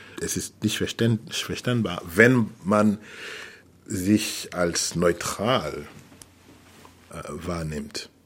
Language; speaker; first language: German; non-native, fluent; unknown